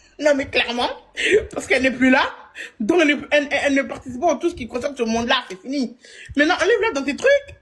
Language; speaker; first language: French; early bilingual, other home language; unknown